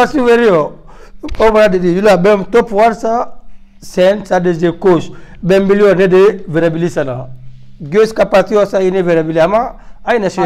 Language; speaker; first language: Turkish; non-native, learner; French